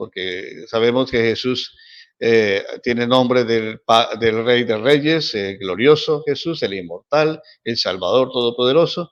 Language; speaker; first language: Spanish; native; Spanish